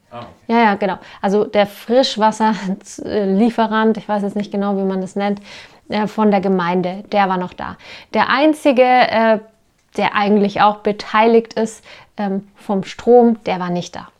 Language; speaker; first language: German; native; German